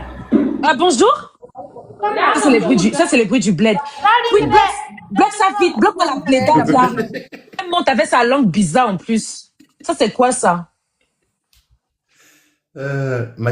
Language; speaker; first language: French; native; French